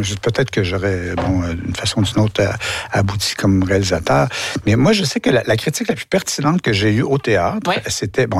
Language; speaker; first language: French; native; French